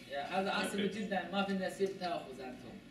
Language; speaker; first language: Arabic; non-native, learner; Chinese